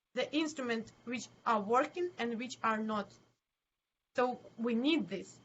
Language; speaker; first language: English; non-native, learner; Ukrainian